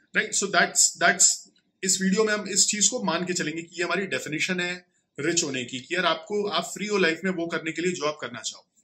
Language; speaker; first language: Hindi; native; Hindi